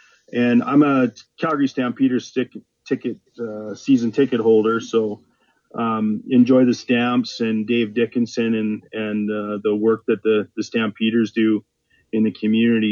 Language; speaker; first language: English; native; English